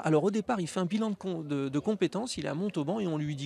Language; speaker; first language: French; native; French